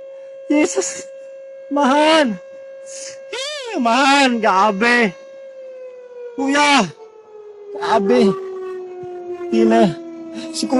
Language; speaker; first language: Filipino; non-native, local second language; Cebuano